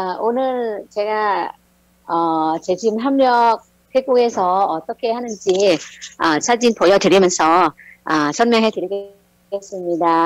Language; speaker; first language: Korean; non-native, learner; Thai